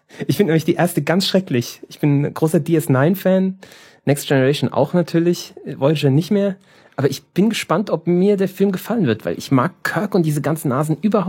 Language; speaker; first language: German; native; German